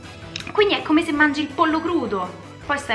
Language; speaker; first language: Italian; native; Italian